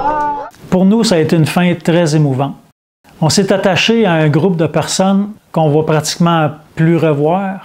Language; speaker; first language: French; native; French